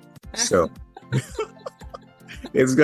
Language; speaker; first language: English; non-native, local second language; Filipino